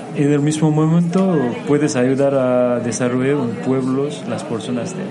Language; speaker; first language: Spanish; non-native, fluent; Nepali